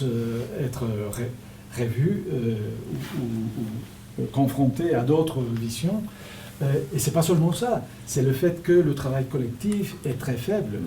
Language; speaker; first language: French; non-native, fluent; Spanish